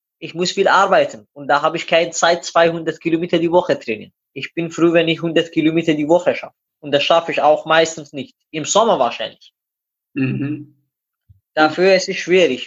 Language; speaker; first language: German; non-native, learner; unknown